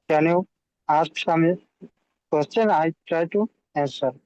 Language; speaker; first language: English; non-native, learner; Bangla